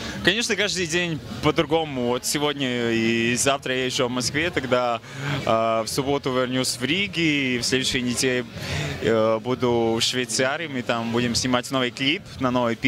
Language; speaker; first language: Russian; non-native, fluent; Latvian